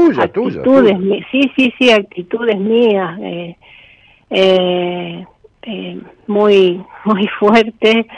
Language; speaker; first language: Spanish; native; Spanish